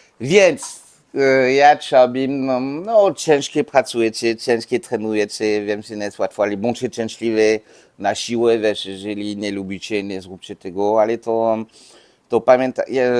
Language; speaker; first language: Polish; non-native, learner; French